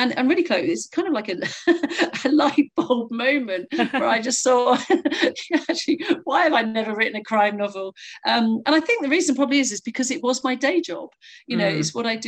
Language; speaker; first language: English; native; English